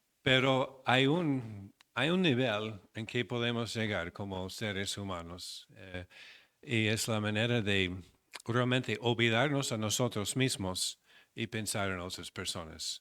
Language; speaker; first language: Spanish; non-native, fluent; English